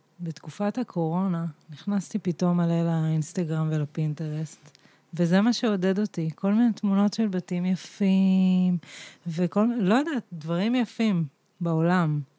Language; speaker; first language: Hebrew; native; Hebrew